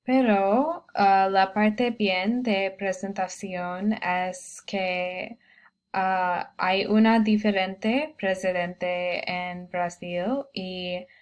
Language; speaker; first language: Spanish; non-native, learner; English